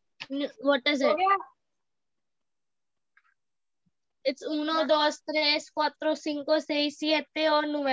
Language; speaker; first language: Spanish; non-native, fluent; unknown